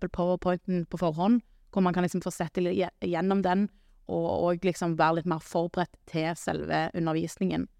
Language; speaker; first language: Norwegian; native; Norwegian